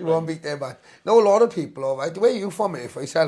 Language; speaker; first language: English; native; English